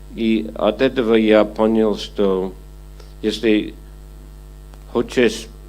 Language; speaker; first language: Russian; non-native, fluent; English